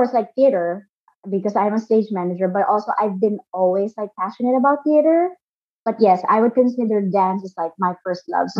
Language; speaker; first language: English; non-native, local second language; Filipino